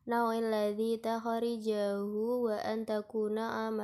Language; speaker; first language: Arabic; non-native, learner; Indonesian